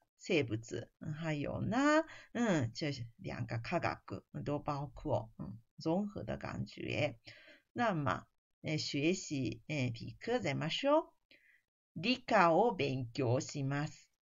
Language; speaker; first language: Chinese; non-native, fluent; Japanese